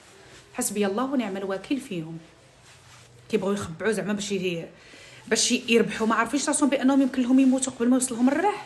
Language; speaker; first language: Arabic; native; Arabic